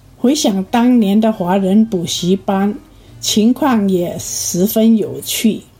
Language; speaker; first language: Chinese; early bilingual, heritage; Chinese